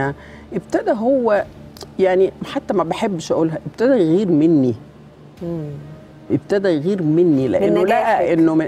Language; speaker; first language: Arabic; native; Arabic